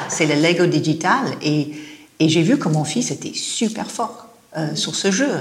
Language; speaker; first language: French; non-native, fluent; English